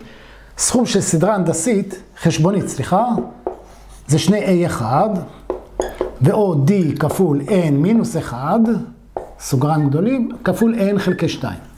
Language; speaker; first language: Hebrew; native; Hebrew